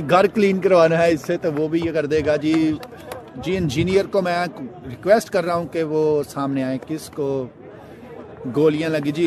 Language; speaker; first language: Urdu; non-native, local second language; Punjabi